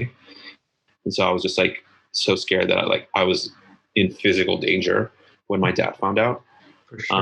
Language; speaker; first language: English; native; English